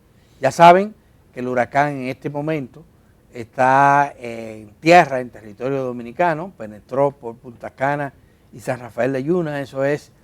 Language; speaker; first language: Spanish; native; Spanish